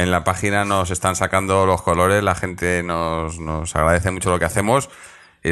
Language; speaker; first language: Spanish; native; Spanish